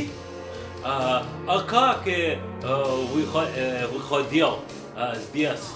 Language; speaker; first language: Russian; non-native, learner; English